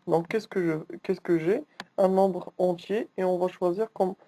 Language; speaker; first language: French; non-native, local second language; Arabic